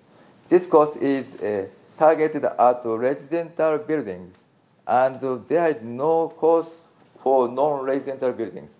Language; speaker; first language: English; non-native, fluent; Japanese